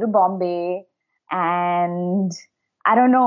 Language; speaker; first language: English; non-native, local second language; Hindi